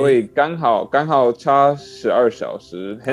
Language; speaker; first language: Chinese; non-native, learner; English